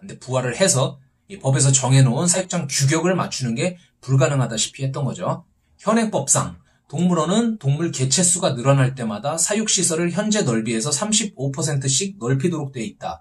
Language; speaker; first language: Korean; native; Korean